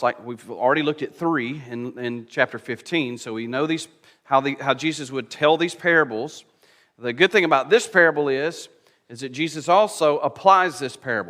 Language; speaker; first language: English; native; English